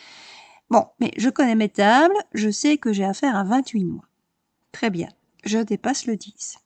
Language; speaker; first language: French; native; French